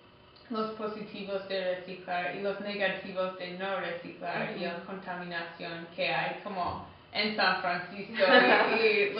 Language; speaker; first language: Spanish; non-native, learner; English